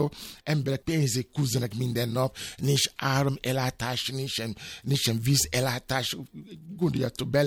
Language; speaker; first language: Hungarian; non-native, fluent; Yoruba